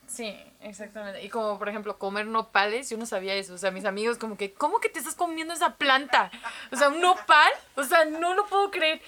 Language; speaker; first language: Spanish; early bilingual, heritage; Spanish